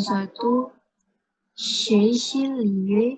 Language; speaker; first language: Chinese; non-native, learner; Indonesian